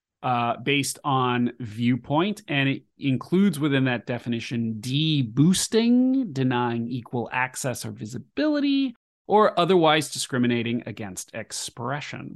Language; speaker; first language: English; native; English